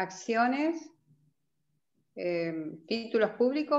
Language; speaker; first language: Spanish; native; Spanish